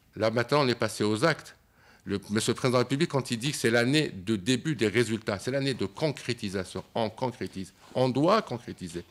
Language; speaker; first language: French; non-native, local second language; Arabic